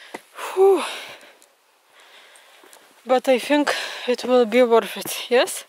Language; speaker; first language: English; non-native, fluent; Lithuanian